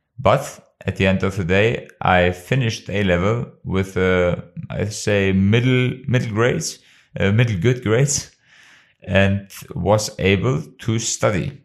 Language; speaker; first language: English; non-native, fluent; Albanian